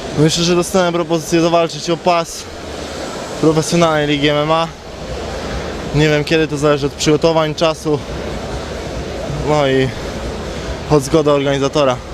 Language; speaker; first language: Polish; native; Polish